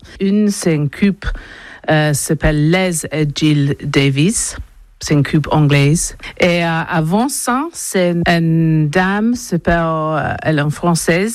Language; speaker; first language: French; non-native, learner; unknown